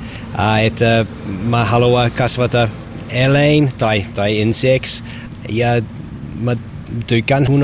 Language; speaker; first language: Finnish; non-native, learner; English